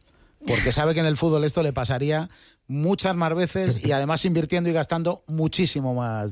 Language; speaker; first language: Spanish; native; Spanish